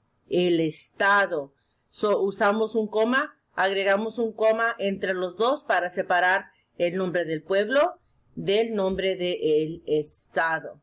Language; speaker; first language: Spanish; early bilingual, heritage; Spanish